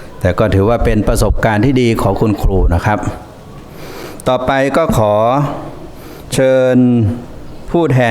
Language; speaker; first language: Thai; native; Thai